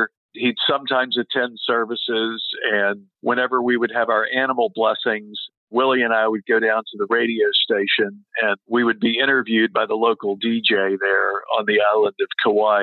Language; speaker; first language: English; native; English